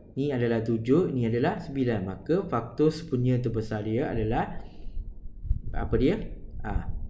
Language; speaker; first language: Malay; non-native, local second language; Chinese